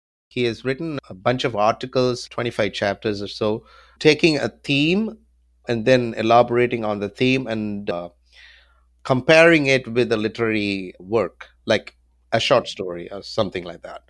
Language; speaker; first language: English; non-native, local second language; Tamil